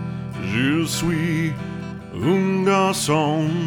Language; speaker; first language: French; non-native, learner; English